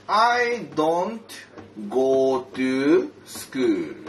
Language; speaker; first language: English; non-native, fluent; Japanese